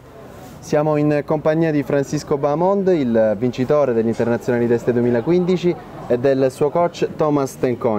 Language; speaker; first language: Italian; native; Italian